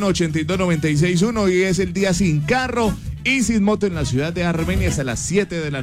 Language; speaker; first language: Spanish; native; Spanish